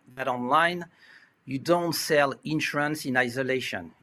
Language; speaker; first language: English; non-native, fluent; French